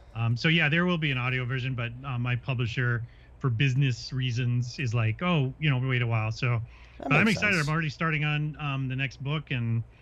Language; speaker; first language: English; native; English